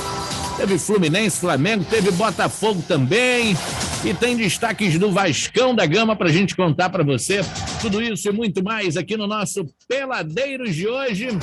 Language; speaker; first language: Portuguese; native; Portuguese